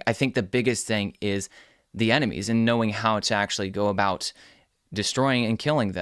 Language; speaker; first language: English; native; English